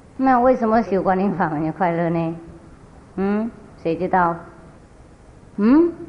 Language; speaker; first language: Chinese; non-native, fluent; Vietnamese